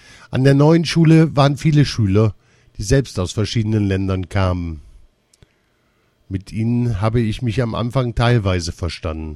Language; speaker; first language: German; early bilingual, other home language; Russian